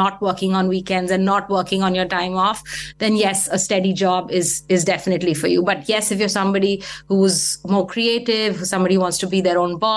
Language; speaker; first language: English; non-native, local second language; Hindi